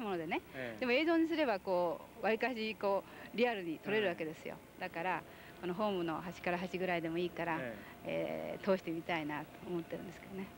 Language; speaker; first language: Japanese; native; Japanese